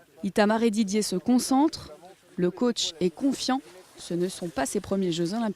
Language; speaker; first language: French; native; French